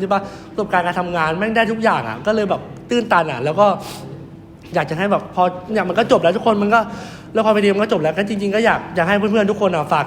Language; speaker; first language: Thai; native; Thai